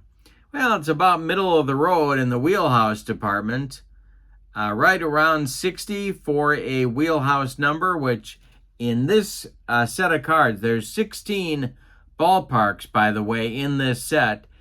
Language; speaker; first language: English; native; English